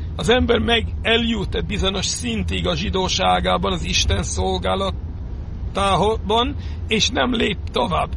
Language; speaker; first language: Hungarian; non-native, fluent; Yiddish